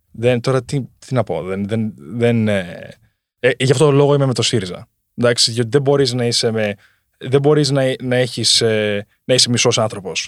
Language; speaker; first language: Greek; early bilingual, heritage; Greek